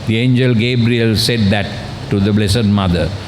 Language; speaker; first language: English; non-native, local second language; Sinhala